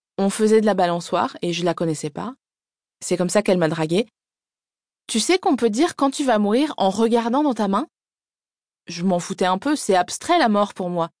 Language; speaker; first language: French; native; French